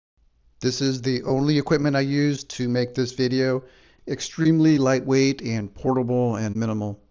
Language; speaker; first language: English; native; English